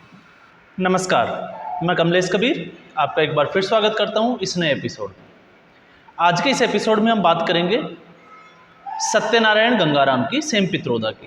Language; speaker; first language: Hindi; native; Hindi